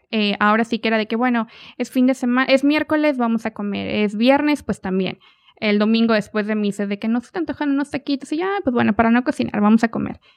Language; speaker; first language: Spanish; native; Spanish